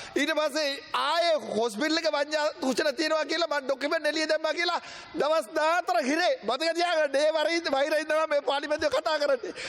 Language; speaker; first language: Sinhala; non-native, local second language; Tamil